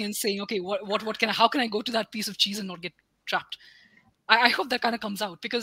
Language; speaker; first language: English; non-native, local second language; Hindi